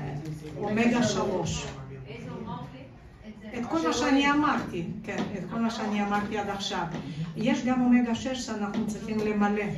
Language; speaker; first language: Hebrew; non-native, fluent; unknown